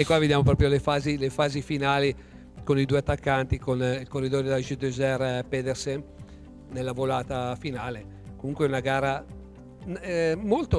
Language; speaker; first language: Italian; native; Italian